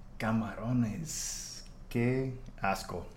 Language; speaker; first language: Spanish; non-native, fluent; English